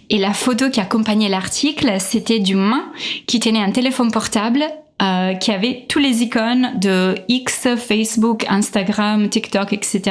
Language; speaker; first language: French; non-native, fluent; Italian